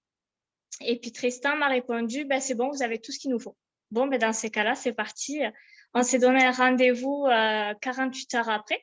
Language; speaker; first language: French; native; French